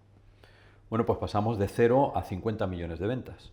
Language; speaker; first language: Spanish; native; Spanish